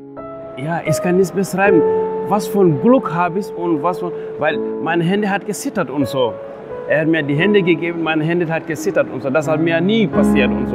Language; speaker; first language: German; non-native, learner; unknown